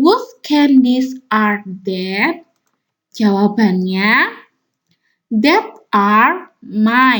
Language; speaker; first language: English; non-native, learner; Indonesian